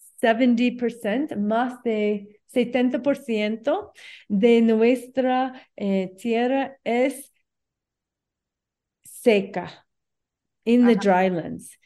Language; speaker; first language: Spanish; non-native, learner; English